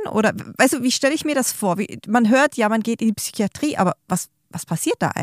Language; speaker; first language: German; native; German